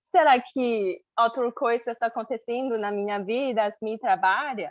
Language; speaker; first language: Portuguese; non-native, learner; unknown